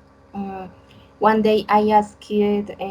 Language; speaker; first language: English; non-native, learner; Spanish